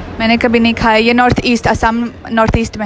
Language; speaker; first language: Hindi; non-native, fluent; Russian